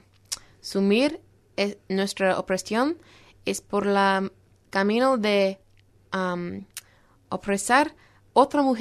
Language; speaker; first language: Spanish; non-native, fluent; English